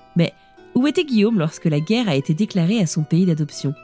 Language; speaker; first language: French; native; French